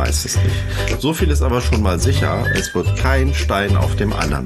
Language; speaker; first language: German; native; German